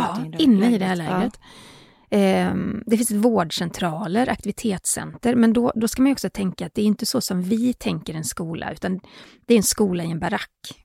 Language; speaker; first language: Swedish; native; Swedish